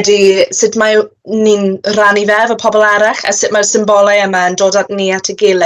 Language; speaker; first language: Welsh; non-native, local second language; English